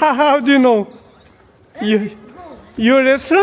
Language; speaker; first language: English; non-native, learner; Korean